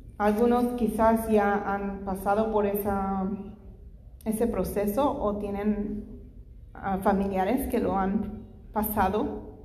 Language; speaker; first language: Spanish; non-native, fluent; English